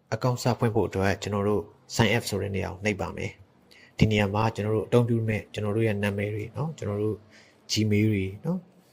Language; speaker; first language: Burmese; native; Burmese